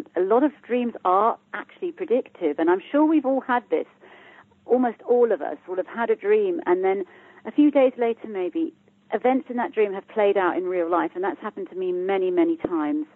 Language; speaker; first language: English; native; English